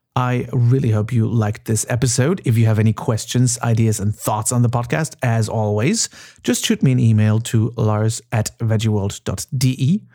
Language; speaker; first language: English; non-native, fluent; German